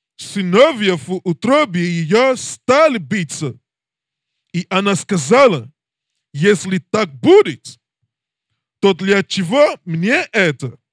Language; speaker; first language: Russian; non-native, learner; English